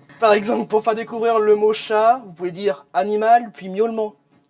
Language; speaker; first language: French; native; French